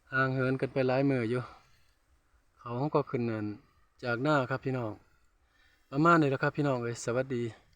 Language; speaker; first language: Thai; native; Thai